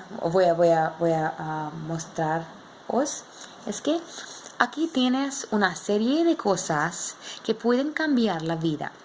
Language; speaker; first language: Spanish; non-native, learner; English